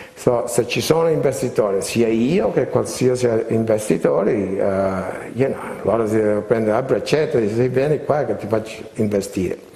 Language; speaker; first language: Italian; early bilingual, heritage; Italian